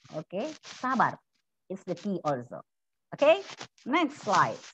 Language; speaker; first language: English; non-native, fluent; Indonesian